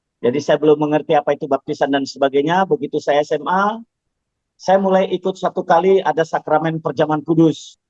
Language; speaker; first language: Indonesian; non-native, local second language; Javanese